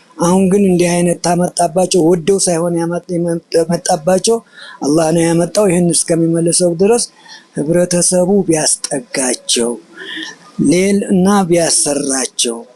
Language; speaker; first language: Amharic; native; Amharic